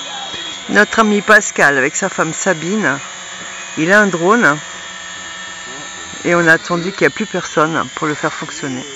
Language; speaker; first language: French; native; French